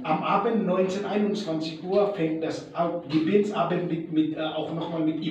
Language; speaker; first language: German; non-native, learner; Indonesian